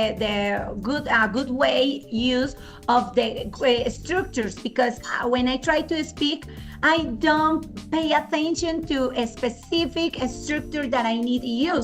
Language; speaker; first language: English; non-native, fluent; Spanish